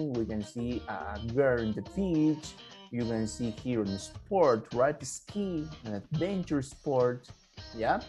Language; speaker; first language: English; non-native, fluent; Spanish